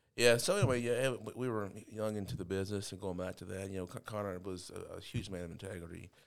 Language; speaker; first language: English; native; English